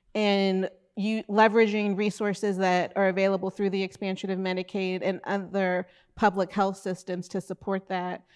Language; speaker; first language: English; native; English